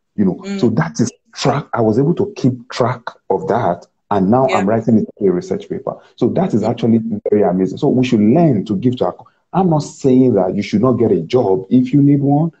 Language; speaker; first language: English; non-native, local second language; Yoruba